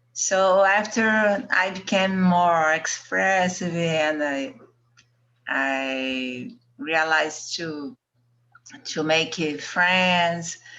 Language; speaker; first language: English; non-native, learner; Portuguese